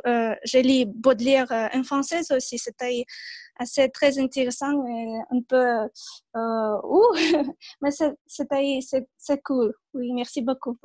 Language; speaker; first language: French; non-native, learner; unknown